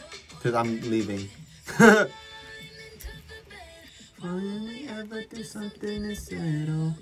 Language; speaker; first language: English; early bilingual, other home language; Korean